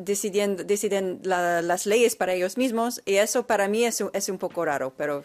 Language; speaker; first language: Spanish; non-native, fluent; English